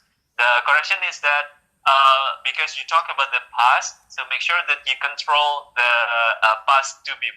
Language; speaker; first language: English; non-native, fluent; Indonesian